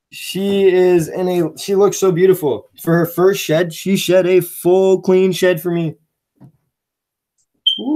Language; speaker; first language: English; native; English